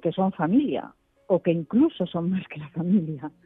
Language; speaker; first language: Spanish; native; Spanish